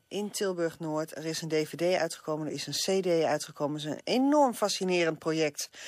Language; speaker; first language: Dutch; native; Dutch